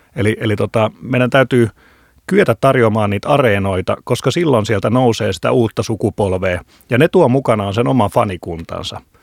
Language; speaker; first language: Finnish; native; Finnish